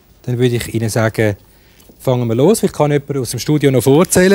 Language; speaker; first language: German; native; German